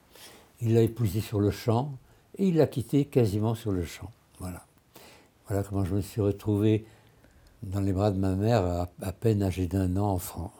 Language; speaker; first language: French; early bilingual, other home language; Russian